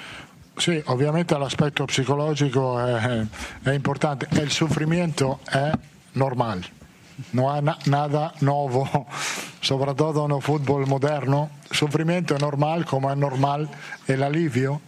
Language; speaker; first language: Portuguese; non-native, fluent; Italian